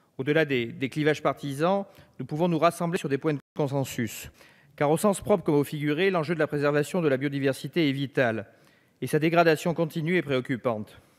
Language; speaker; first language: French; native; French